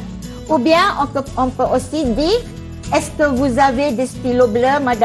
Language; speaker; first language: French; non-native, fluent; Malay